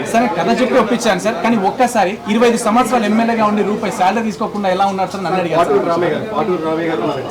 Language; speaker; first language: Telugu; native; Telugu